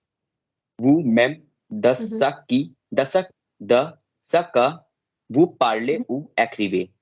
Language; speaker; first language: French; non-native, learner; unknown